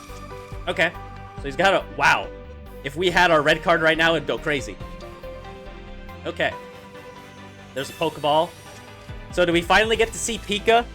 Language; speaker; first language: English; native; English